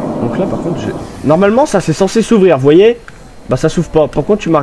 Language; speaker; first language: French; native; French